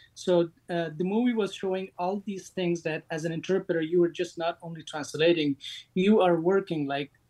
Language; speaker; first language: English; non-native, fluent; Persian